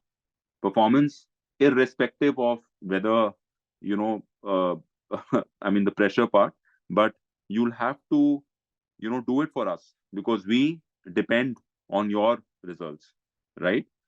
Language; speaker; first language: English; non-native, local second language; Hindi